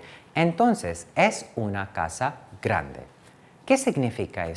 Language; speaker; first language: Spanish; non-native, fluent; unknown